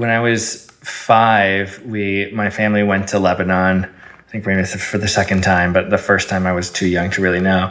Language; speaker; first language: English; early bilingual, other home language; Arabic